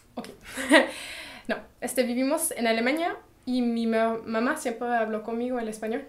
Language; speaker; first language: Spanish; early bilingual, heritage; German